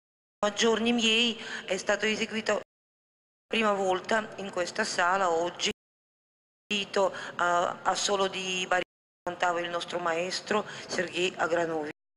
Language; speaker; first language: Italian; non-native, fluent; Russian